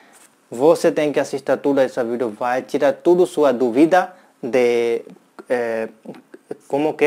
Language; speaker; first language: Portuguese; non-native, learner; Hindi